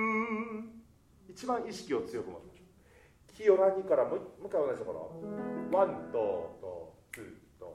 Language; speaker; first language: Japanese; native; Japanese